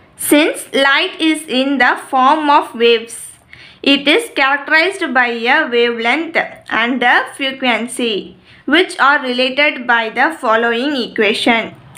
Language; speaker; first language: English; non-native, local second language; Tamil